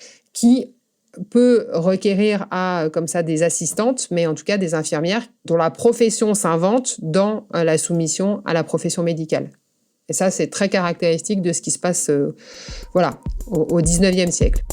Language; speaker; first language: French; native; French